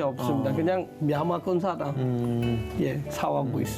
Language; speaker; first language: Korean; non-native, learner; S'gaw Karen